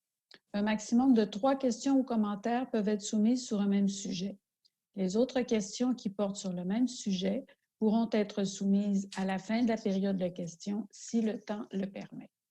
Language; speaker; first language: French; native; French